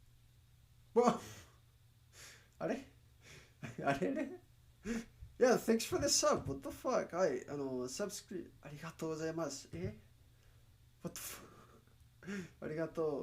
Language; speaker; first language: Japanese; non-native, learner; Spanish